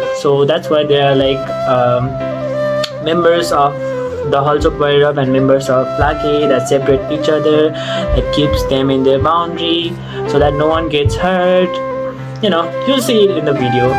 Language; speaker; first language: English; non-native, local second language; Nepali